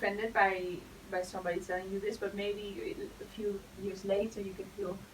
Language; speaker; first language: English; non-native, fluent; Dutch